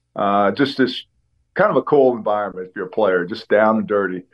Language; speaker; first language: English; native; English